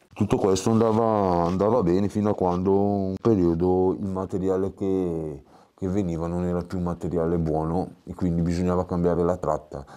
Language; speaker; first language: Italian; native; Italian